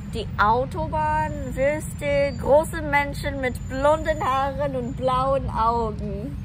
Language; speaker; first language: German; non-native, fluent; Japanese